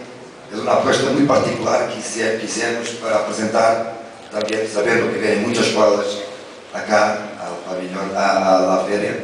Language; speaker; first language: Spanish; non-native, fluent; Portuguese